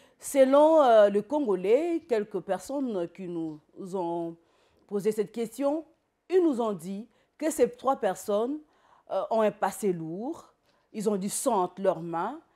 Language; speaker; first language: French; non-native, local second language; Lingala